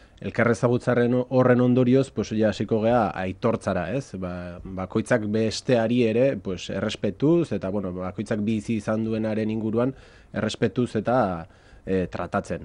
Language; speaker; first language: Basque; native; Basque